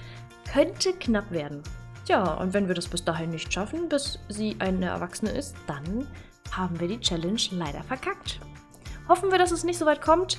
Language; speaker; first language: German; native; German